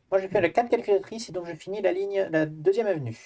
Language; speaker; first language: French; native; French